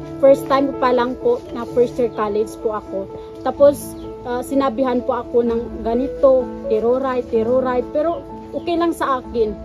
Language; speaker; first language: Filipino; non-native, local second language; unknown